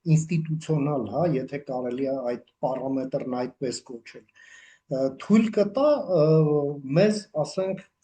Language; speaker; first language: Armenian; native; Armenian